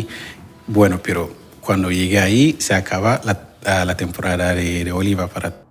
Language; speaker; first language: Spanish; non-native, learner; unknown